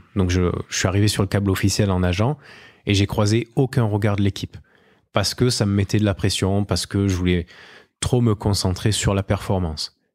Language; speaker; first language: French; native; French